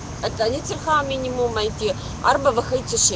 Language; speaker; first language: Hebrew; non-native, local second language; Russian